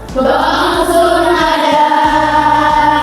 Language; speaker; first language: French; non-native, learner; Indonesian